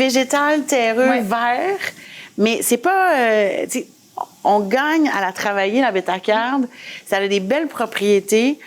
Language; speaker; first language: French; native; French